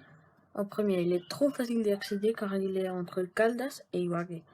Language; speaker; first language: French; non-native, learner; Spanish